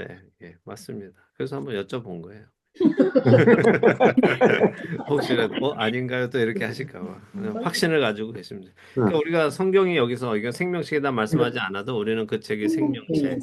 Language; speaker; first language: Korean; native; Korean